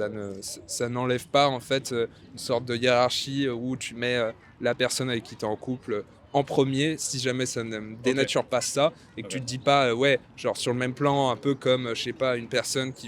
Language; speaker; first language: French; native; French